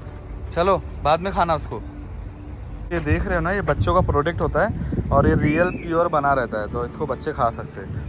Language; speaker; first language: Hindi; native; Hindi